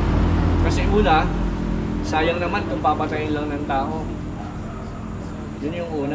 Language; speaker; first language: Filipino; native; Filipino